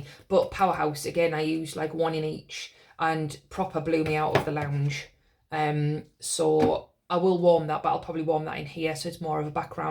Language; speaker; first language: English; native; English